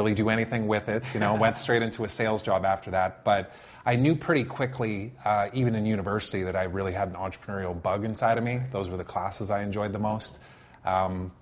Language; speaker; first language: English; native; English